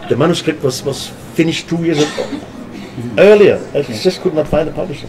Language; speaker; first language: English; non-native, fluent; German